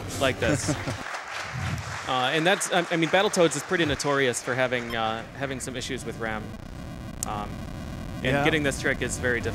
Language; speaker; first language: English; native; English